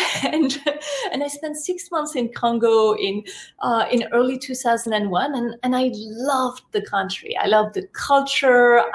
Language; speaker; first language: English; non-native, fluent; French